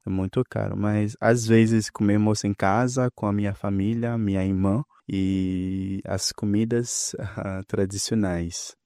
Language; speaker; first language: Portuguese; non-native, fluent; Haitian Creole